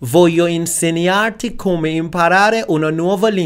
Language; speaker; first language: Italian; non-native, learner; Persian